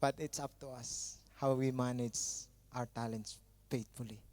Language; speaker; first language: English; non-native, local second language; Filipino